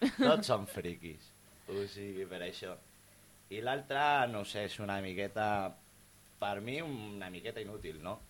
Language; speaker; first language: Catalan; non-native, local second language; Spanish